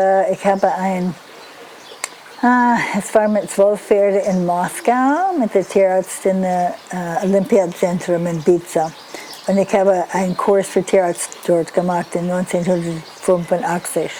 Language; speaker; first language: German; non-native, learner; English